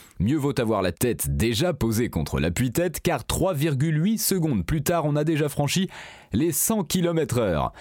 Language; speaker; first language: French; native; French